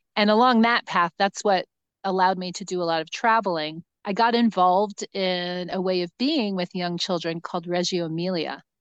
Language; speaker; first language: English; native; English